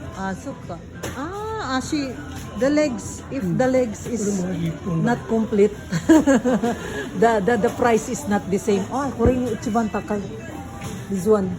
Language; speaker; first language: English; non-native, local second language; Filipino